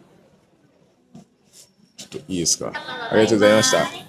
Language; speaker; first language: Japanese; non-native, learner; English